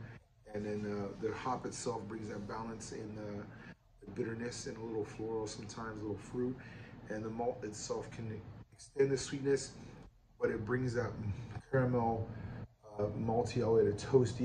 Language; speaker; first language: English; native; English